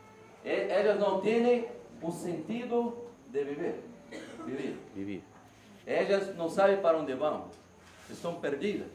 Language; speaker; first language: Spanish; non-native, learner; Portuguese